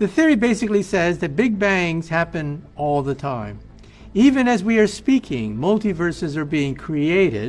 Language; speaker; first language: English; native; English